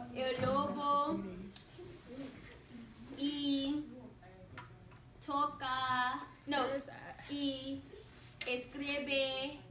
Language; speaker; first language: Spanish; non-native, learner; English